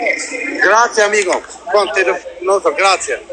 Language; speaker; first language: Italian; non-native, learner; Albanian